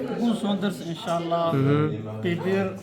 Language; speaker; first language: Turkish; non-native, learner; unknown